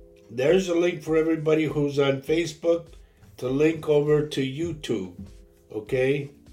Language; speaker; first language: English; native; English